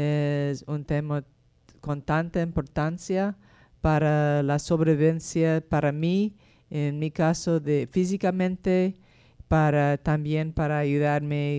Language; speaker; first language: Spanish; non-native, fluent; English